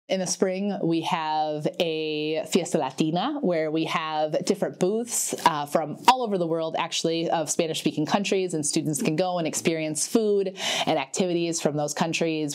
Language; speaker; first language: English; native; English